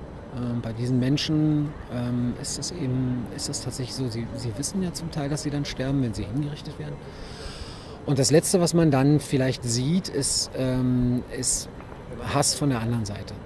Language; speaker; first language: German; native; German